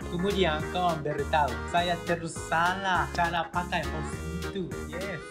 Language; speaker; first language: Malay; non-native, learner; Japanese